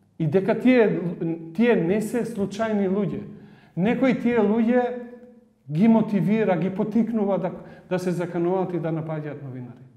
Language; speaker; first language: Macedonian; non-native, local second language; Albanian